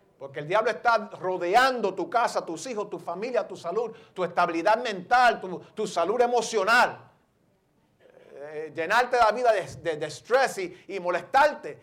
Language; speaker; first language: Spanish; early bilingual, heritage; Spanish